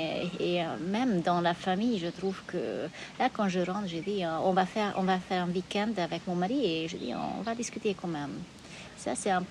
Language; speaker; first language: French; non-native, fluent; Hungarian